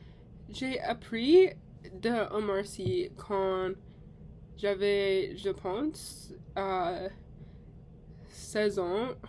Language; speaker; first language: French; non-native, learner; English